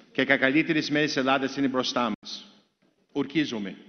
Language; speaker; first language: Greek; early bilingual, heritage; Greek